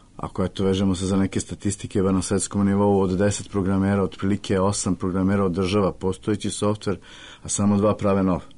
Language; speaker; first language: Serbian; native; Serbian